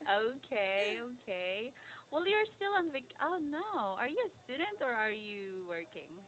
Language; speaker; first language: English; non-native, fluent; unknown